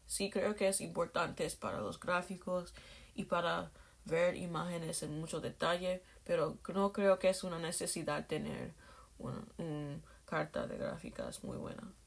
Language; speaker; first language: Spanish; non-native, learner; English